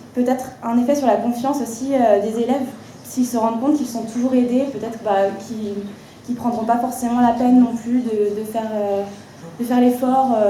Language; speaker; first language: French; native; French